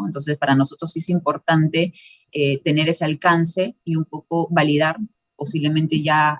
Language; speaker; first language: Spanish; native; Spanish